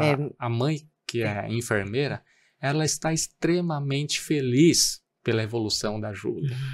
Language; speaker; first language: Portuguese; native; Portuguese